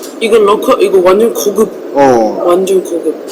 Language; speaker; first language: Korean; non-native, learner; Uzbek